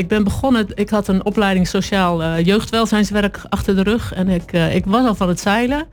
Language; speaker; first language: Dutch; native; Dutch